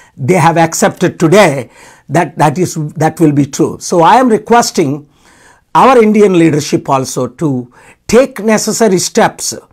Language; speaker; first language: English; non-native, local second language; Telugu